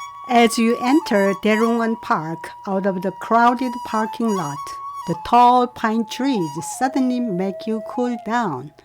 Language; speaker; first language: English; non-native, fluent; Korean